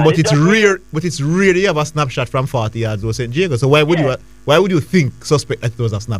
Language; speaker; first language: English; native; English